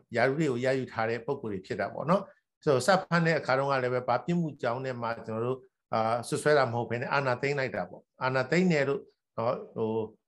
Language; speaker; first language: Burmese; native; Burmese